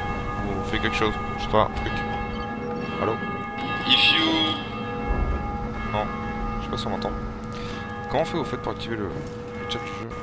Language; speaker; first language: French; native; French